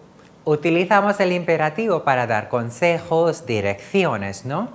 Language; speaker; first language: Spanish; non-native, fluent; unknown